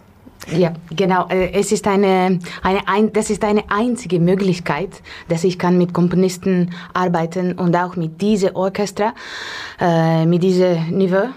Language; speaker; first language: German; non-native, learner; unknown